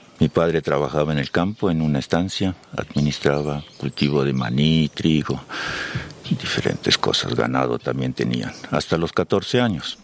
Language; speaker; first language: Spanish; early bilingual, other home language; German